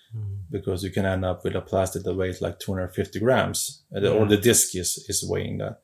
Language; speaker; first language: English; non-native, fluent; Swedish